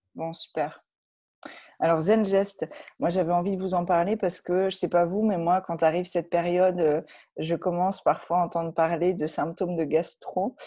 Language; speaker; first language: French; native; French